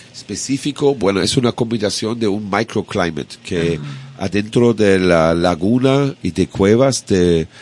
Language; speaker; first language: Spanish; non-native, learner; German